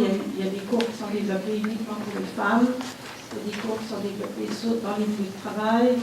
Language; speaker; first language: French; native; French